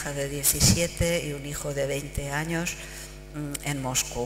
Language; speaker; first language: Spanish; non-native, fluent; Czech